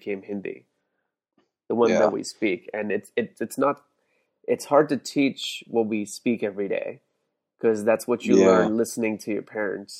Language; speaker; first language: English; non-native, local second language; Hindi